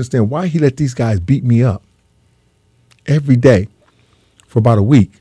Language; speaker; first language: English; native; English